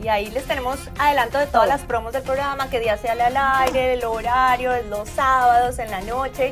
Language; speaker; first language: Spanish; native; Spanish